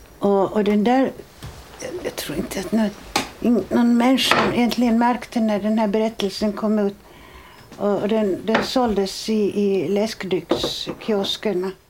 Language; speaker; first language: Swedish; native; Swedish